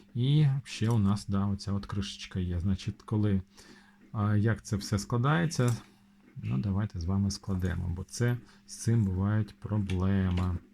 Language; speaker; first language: Ukrainian; non-native, local second language; Russian